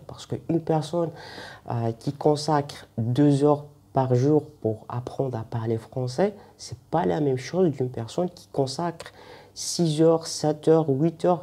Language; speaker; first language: French; non-native, fluent; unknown